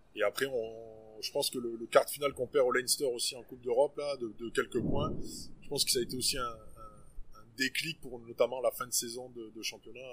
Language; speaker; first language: French; native; French